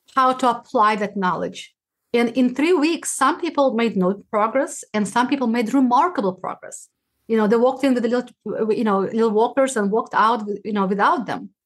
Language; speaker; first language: English; non-native, fluent; Uzbek